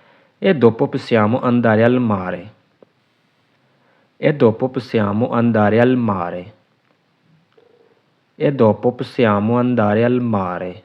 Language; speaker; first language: Italian; non-native, learner; Urdu